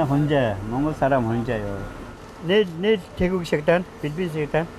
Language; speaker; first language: Korean; non-native, learner; Mongolian